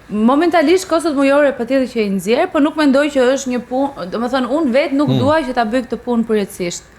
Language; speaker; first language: Albanian; native; Albanian